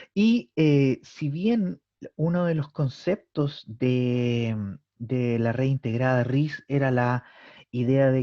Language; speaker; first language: Spanish; native; Spanish